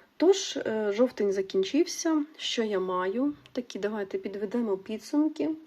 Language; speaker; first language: Ukrainian; non-native, local second language; Russian